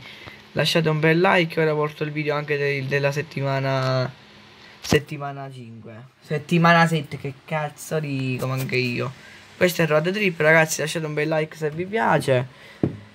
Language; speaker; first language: Italian; native; Italian